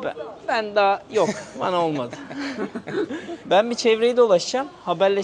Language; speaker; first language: Turkish; native; Turkish